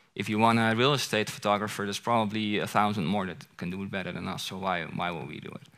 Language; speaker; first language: English; non-native, fluent; Dutch